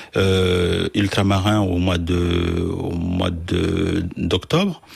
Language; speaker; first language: French; non-native, local second language; Comorian